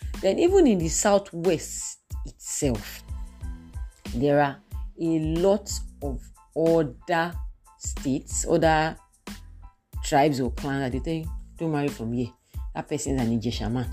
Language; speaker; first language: English; non-native, local second language; Yoruba